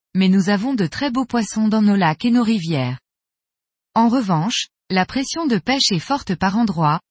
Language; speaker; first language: French; native; French